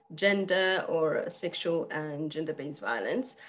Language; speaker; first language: English; non-native, local second language; Kinyarwanda